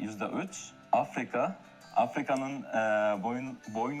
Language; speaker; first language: Turkish; non-native, fluent; Arabic